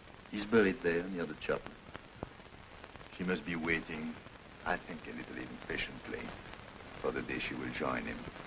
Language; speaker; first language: English; non-native, fluent; French